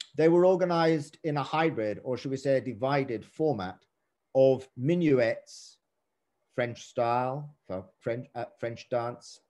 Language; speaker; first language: English; native; English